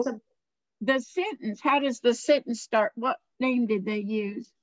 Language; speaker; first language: English; native; English